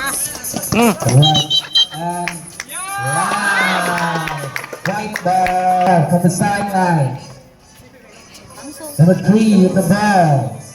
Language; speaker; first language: English; non-native, local second language; Indonesian